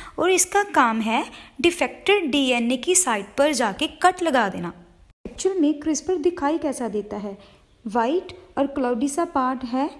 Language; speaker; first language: Hindi; non-native, local second language; Punjabi